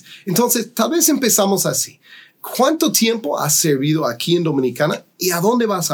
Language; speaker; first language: Spanish; non-native, fluent; English